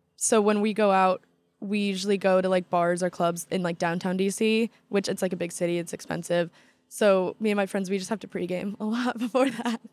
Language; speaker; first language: English; native; English